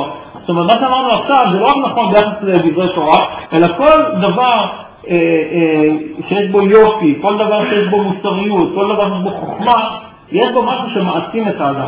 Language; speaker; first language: Hebrew; native; Hebrew